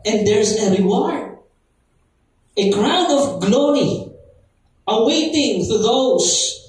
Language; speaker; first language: English; non-native, local second language; Filipino